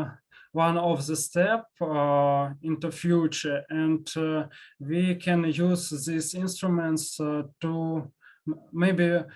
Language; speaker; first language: English; non-native, learner; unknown